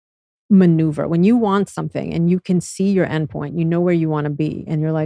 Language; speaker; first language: English; native; English